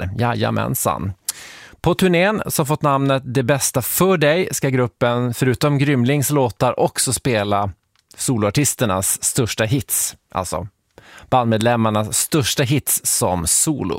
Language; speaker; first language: Swedish; native; Swedish